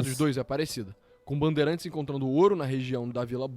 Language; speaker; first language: Portuguese; native; Portuguese